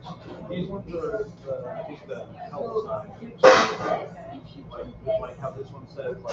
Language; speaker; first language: English; non-native, learner; French